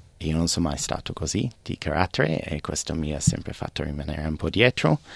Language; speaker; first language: Italian; non-native, fluent; English